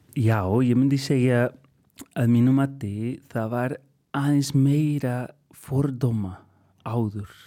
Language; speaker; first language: Icelandic; non-native, fluent; Spanish